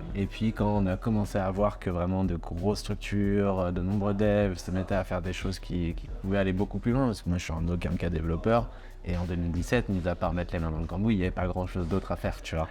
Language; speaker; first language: French; native; French